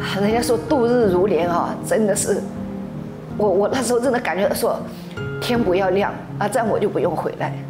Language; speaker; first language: Chinese; native; Chinese